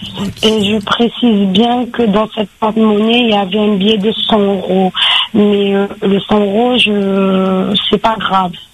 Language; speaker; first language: French; non-native, learner; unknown